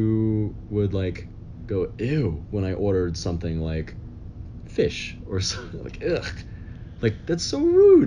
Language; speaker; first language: English; native; English